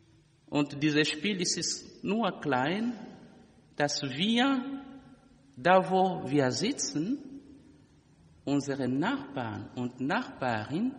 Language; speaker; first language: German; non-native, fluent; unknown